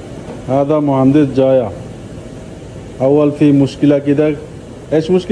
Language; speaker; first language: Arabic; non-native, learner; Bangla